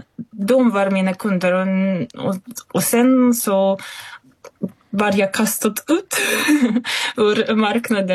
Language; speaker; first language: Swedish; non-native, fluent; Russian